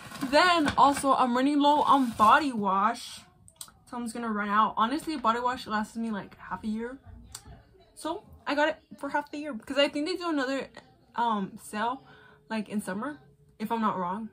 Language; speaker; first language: English; early bilingual, other home language; Spanish